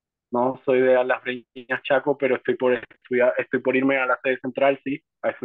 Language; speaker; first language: Spanish; native; Spanish